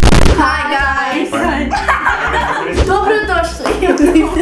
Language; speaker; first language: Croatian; early bilingual, heritage; English